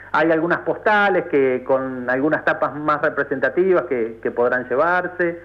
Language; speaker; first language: Spanish; native; Spanish